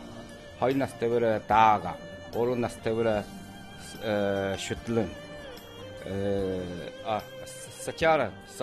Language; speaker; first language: Mongolian; non-native, local second language; Chinese